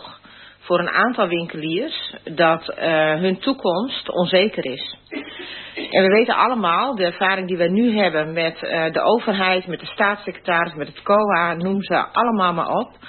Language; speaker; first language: Dutch; native; Dutch